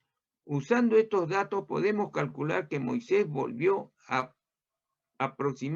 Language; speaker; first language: Spanish; native; Spanish